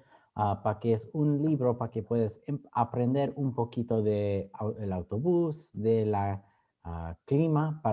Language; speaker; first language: Spanish; early bilingual, other home language; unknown